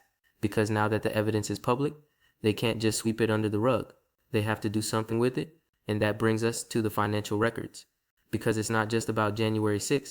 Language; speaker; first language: English; native; English